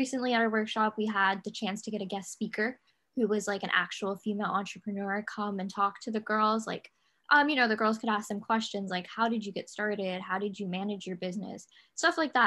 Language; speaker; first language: English; native; English